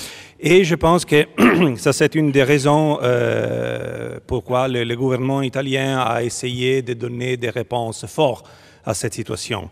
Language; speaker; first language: French; non-native, fluent; Italian